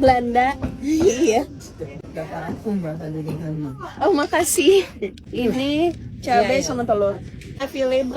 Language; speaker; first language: Indonesian; non-native, learner; English